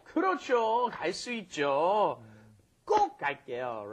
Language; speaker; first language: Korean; non-native, fluent; English